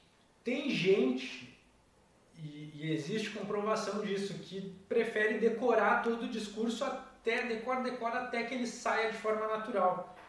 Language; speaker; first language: Portuguese; native; Portuguese